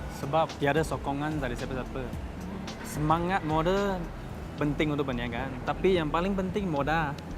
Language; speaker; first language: Malay; non-native, local second language; Chinese